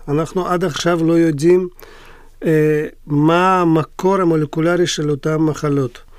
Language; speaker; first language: Hebrew; non-native, fluent; Russian